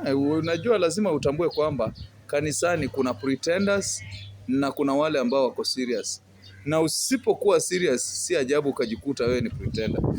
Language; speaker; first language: Swahili; non-native, local second language; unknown